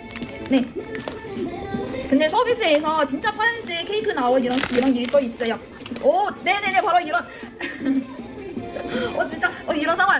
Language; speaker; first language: Korean; non-native, learner; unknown